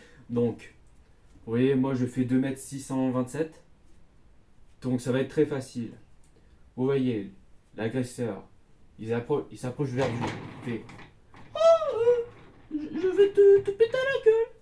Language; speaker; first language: French; native; French